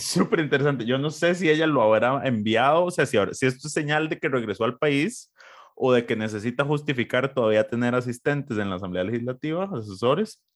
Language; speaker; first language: Spanish; native; Spanish